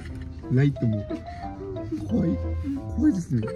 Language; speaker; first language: Japanese; non-native, fluent; Korean